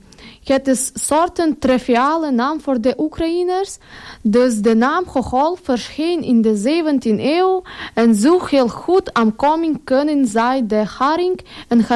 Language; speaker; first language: Dutch; non-native, learner; Ukrainian